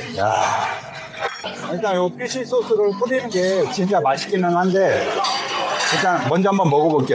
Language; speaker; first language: Korean; native; Korean